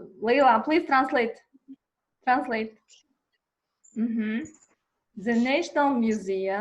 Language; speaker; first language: English; non-native, learner; Kazakh